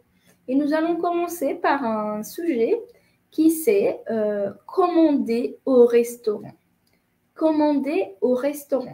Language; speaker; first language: French; non-native, fluent; Spanish